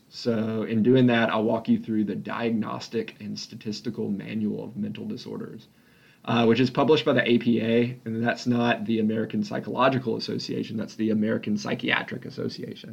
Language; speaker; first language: English; native; English